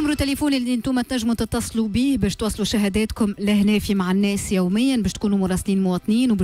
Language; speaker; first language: Arabic; native; Arabic